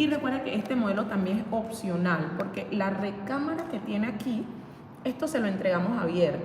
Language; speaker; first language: Spanish; native; Spanish